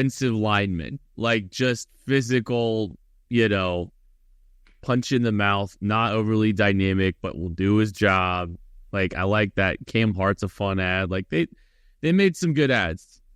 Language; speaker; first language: English; native; English